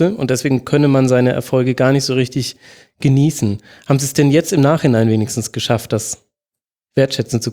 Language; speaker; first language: German; native; German